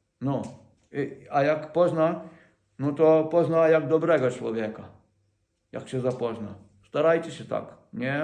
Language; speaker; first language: Polish; non-native, fluent; Ukrainian